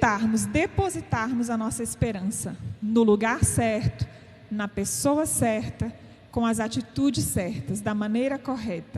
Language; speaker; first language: Portuguese; native; Portuguese